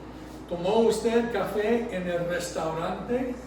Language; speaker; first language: Spanish; non-native, fluent; English